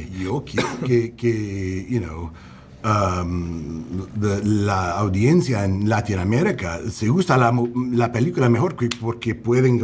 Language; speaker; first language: Spanish; non-native, learner; English